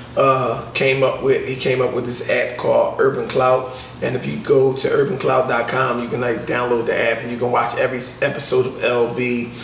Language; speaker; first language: English; native; English